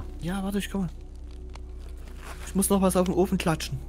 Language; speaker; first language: German; native; German